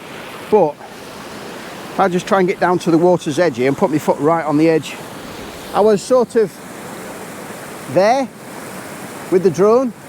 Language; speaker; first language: English; native; English